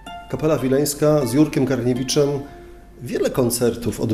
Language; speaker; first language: Polish; native; Polish